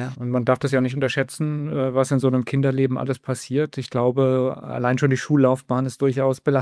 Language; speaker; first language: German; native; German